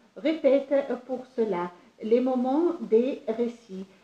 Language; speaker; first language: French; non-native, local second language; Arabic